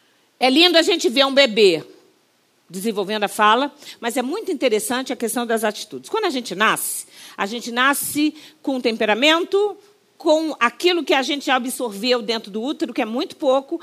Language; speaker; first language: Portuguese; native; Portuguese